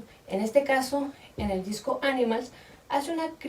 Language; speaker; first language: Spanish; native; Spanish